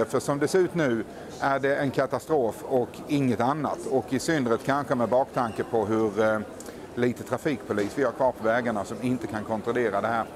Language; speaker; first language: Swedish; native; Swedish